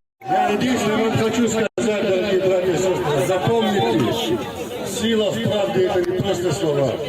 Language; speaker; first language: Russian; native; Russian